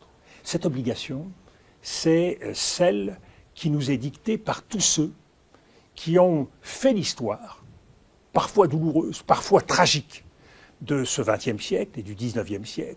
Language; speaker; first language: French; native; French